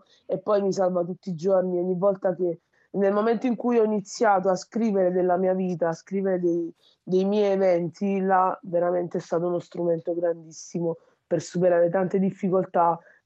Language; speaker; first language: Italian; early bilingual, other home language; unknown